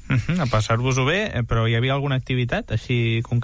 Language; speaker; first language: Catalan; native; Catalan